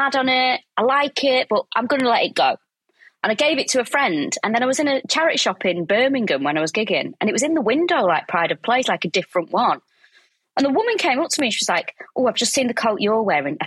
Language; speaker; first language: English; native; English